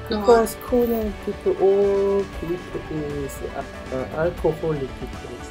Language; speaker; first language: English; non-native, learner; Korean